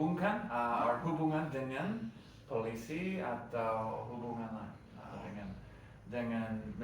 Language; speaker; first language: Indonesian; non-native, learner; English